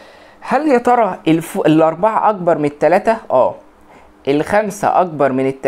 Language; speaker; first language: Arabic; native; Arabic